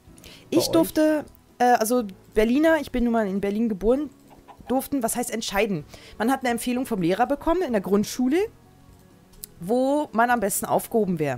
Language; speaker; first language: German; native; German